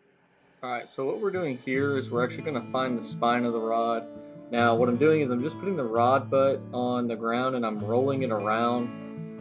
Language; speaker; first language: English; native; English